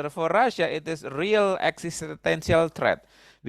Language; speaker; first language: English; non-native, learner; Indonesian